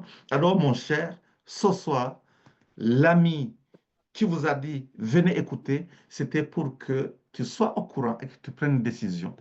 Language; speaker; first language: French; native; French